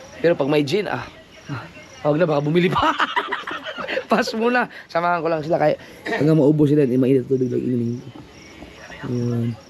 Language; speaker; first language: Filipino; non-native, local second language; Cebuano